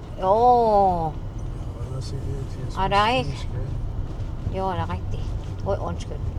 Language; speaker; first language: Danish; non-native, learner; Thai